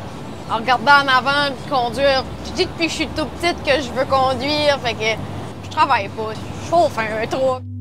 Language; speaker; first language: French; native; French